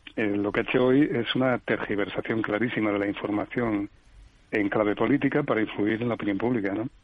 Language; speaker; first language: Spanish; native; Spanish